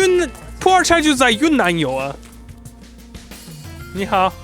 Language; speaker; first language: Chinese; non-native, fluent; Russian